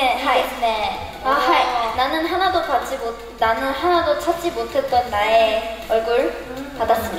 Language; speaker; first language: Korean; non-native, learner; Japanese